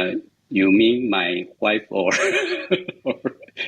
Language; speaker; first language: English; non-native, learner; Chinese